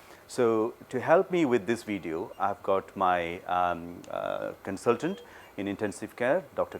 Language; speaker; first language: English; non-native, local second language; Malayalam